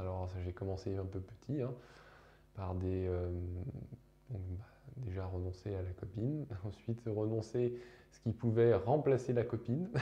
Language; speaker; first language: French; native; French